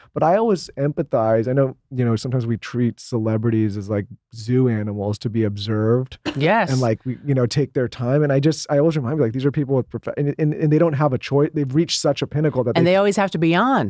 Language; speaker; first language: English; native; English